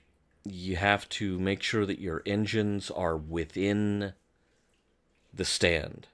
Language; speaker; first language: English; native; English